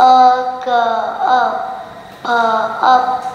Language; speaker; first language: English; non-native, learner; Vietnamese